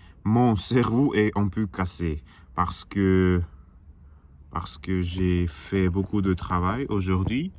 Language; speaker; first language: French; non-native, learner; Russian